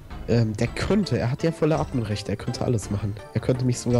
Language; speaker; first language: German; native; German